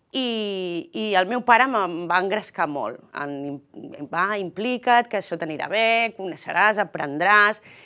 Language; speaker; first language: Catalan; early bilingual, other home language; Spanish